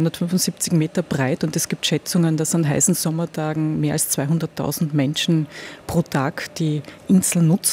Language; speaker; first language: German; native; German